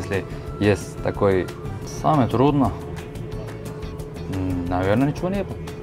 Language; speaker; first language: Russian; non-native, learner; Uzbek